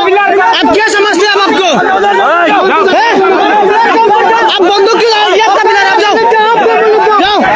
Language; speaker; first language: Hindi; non-native, learner; Bangla